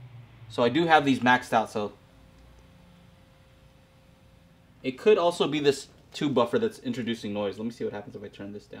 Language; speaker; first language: English; native; English